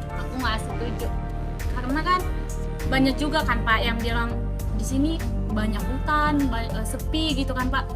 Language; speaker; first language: Indonesian; native; Indonesian